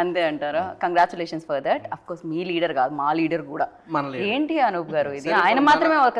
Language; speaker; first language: Telugu; native; Telugu